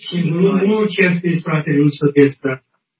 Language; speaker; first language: Romanian; non-native, learner; English